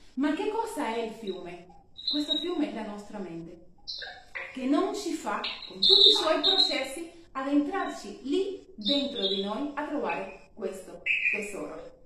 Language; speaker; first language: Italian; non-native, fluent; Spanish